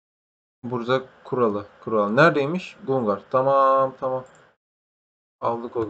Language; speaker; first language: Turkish; native; Turkish